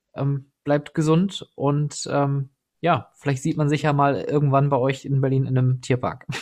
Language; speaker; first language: German; native; German